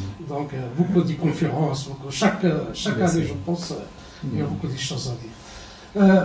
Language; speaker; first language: French; non-native, learner; Arabic